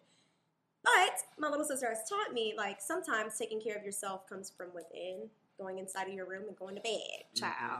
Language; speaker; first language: English; native; English